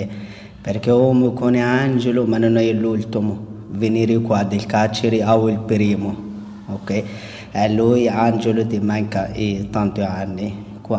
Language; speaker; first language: Italian; non-native, learner; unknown